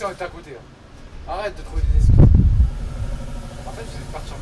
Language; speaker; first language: French; native; French